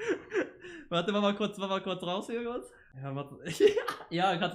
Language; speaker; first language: German; native; German